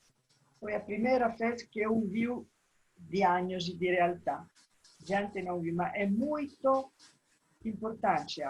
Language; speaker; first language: Portuguese; non-native, learner; Italian